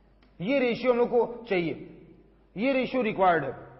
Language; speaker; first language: Hindi; native; Hindi